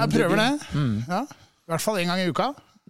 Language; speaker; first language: Norwegian; native; Norwegian